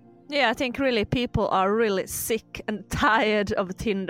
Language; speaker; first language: English; non-native, fluent; Swedish